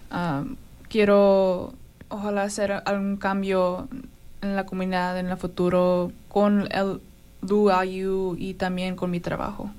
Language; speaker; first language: Spanish; early bilingual, heritage; Spanish